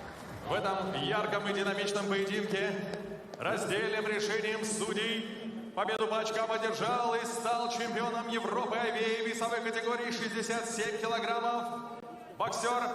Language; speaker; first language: Russian; native; Russian